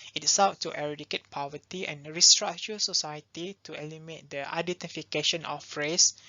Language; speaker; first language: English; non-native, local second language; Malay